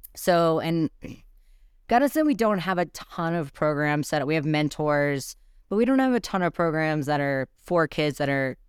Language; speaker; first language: English; native; English